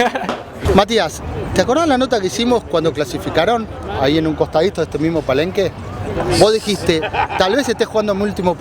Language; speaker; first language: Spanish; native; Spanish